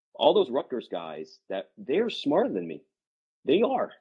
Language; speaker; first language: English; native; English